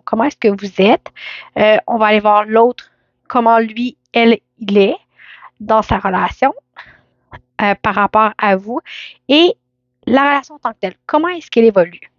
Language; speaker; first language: French; native; French